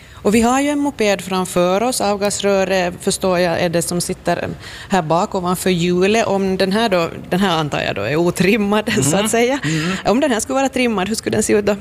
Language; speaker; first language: Swedish; native; Swedish